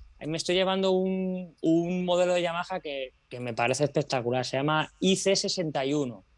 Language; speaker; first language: Spanish; native; Spanish